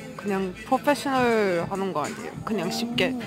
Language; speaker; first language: Korean; non-native, learner; Turkish